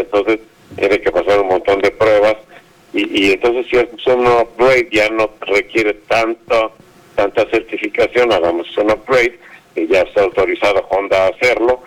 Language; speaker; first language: Spanish; native; Spanish